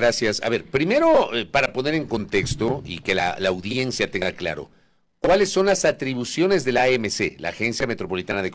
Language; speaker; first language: Spanish; native; Spanish